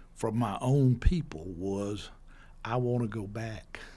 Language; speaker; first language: English; native; English